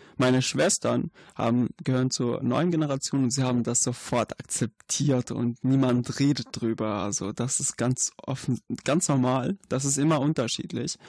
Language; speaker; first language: German; non-native, fluent; Arabic